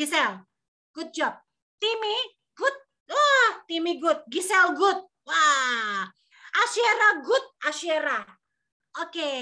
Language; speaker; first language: Indonesian; native; Indonesian